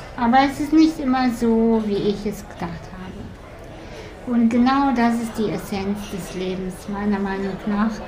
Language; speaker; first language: German; early bilingual, other home language; Russian